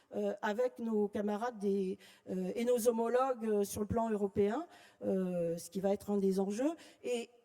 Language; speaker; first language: French; native; French